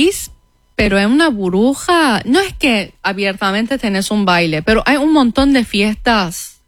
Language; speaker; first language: Spanish; non-native, fluent; Persian